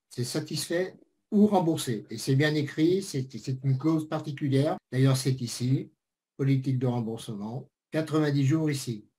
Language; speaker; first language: French; native; French